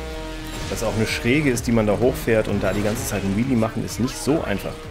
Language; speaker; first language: German; native; German